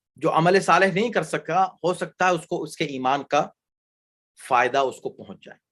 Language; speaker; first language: Urdu; native; Urdu